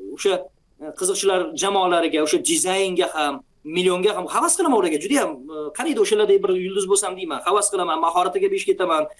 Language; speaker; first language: Uzbek; native; Uzbek